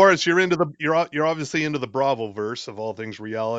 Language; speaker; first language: English; native; English